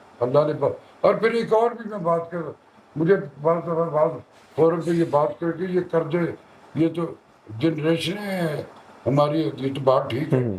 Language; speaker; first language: Urdu; non-native, local second language; Punjabi